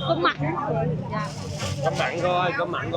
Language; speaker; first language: Vietnamese; native; Vietnamese